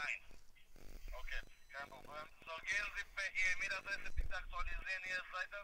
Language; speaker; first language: German; non-native, learner; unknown